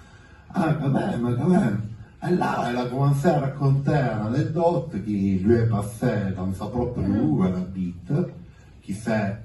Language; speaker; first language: French; non-native, fluent; Italian